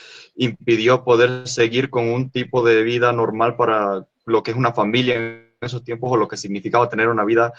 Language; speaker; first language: Spanish; non-native, local second language; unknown